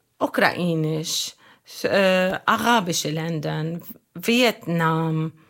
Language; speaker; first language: German; non-native, learner; Arabic